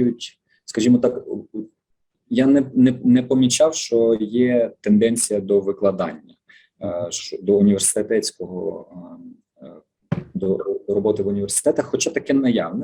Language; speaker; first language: Ukrainian; native; Ukrainian